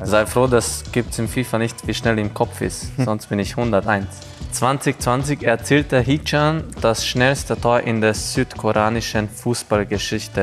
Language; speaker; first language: German; non-native, fluent; Hungarian